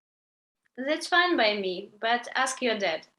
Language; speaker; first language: English; non-native, learner; Ukrainian